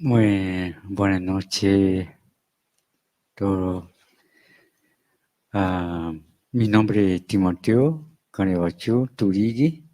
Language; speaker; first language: Spanish; non-native, local second language; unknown